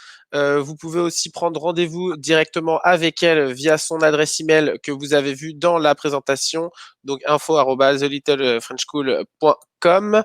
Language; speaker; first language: French; native; French